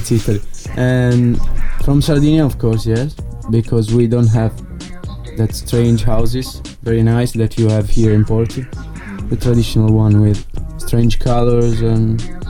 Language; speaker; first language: English; non-native, learner; Italian